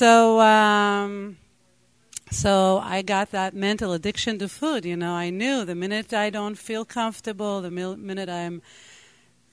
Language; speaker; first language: English; non-native, fluent; Hebrew